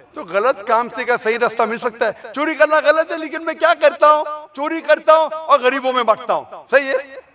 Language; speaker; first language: Hindi; non-native, local second language; Konkani